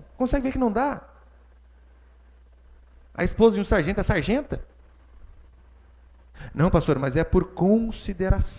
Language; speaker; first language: Portuguese; native; Portuguese